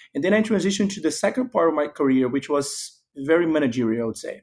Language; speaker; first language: English; non-native, fluent; Portuguese